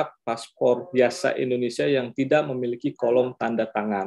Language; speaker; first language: Indonesian; native; Indonesian